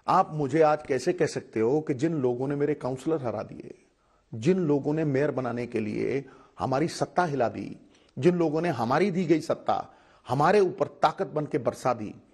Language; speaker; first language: Hindi; non-native, local second language; Punjabi